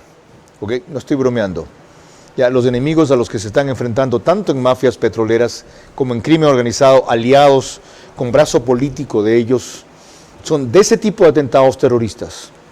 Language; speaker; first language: Spanish; native; Spanish